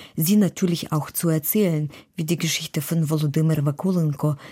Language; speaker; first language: German; non-native, fluent; Ukrainian